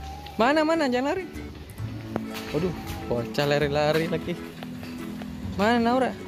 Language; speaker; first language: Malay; non-native, local second language; Sundanese